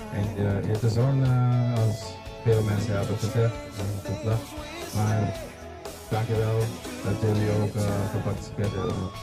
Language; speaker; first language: Dutch; non-native, local second language; Papiamento